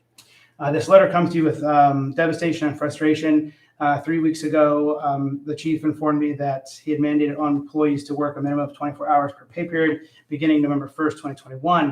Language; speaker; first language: English; native; English